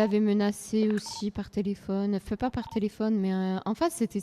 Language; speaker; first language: French; native; French